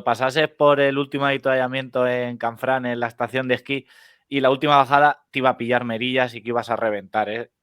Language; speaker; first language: Spanish; native; Spanish